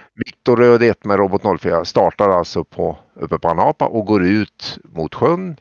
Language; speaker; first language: Swedish; native; Swedish